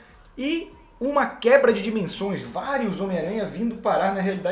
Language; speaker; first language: Portuguese; native; Portuguese